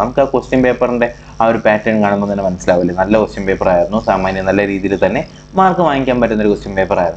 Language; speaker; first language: Malayalam; native; Malayalam